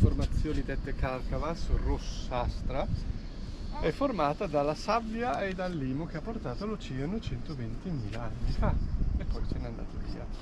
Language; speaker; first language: Italian; native; Italian